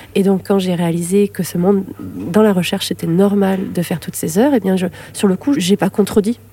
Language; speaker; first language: French; native; French